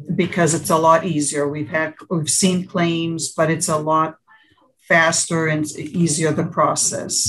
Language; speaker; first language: English; early bilingual, other home language; Portuguese